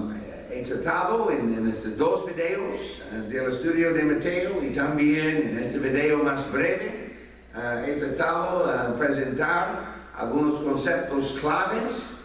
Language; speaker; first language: Spanish; non-native, fluent; English